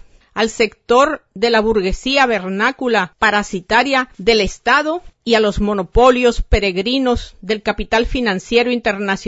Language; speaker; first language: Spanish; native; Spanish